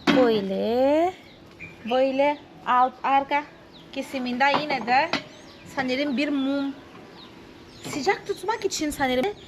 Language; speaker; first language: Turkish; non-native, fluent; Portuguese